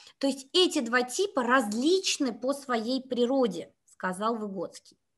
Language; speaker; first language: Russian; native; Russian